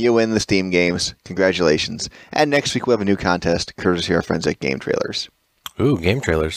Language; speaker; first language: English; native; English